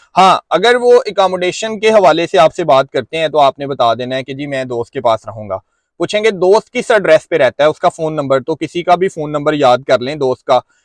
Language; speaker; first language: Urdu; non-native, local second language; Punjabi